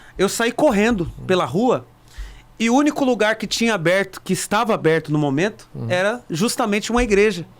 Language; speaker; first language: Portuguese; native; Portuguese